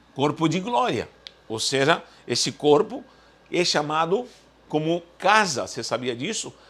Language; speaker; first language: Portuguese; early bilingual, other home language; Spanish